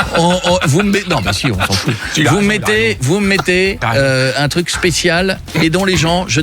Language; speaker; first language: French; native; French